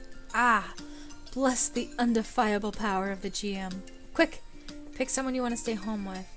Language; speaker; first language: English; native; English